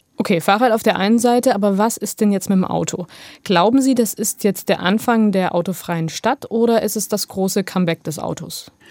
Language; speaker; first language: German; native; German